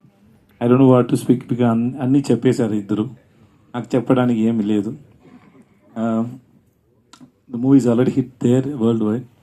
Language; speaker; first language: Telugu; non-native, learner; Tamil